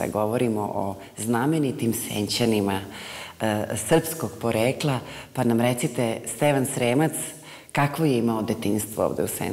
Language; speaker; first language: Serbian; native; Serbian